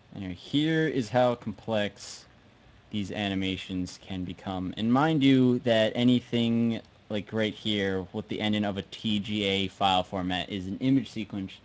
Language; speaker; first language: English; native; English